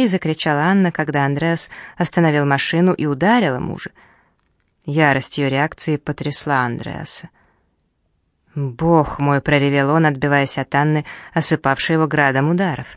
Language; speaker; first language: Russian; native; Russian